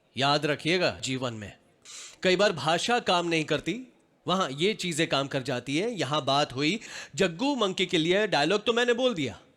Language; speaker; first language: Hindi; non-native, local second language; Gujarati